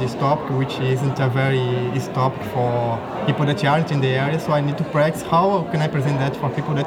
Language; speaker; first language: English; non-native, fluent; Portuguese